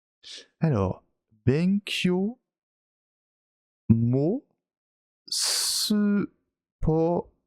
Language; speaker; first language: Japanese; non-native, learner; French